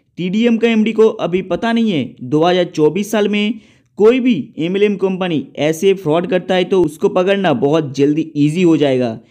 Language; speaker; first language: Hindi; non-native, local second language; Bangla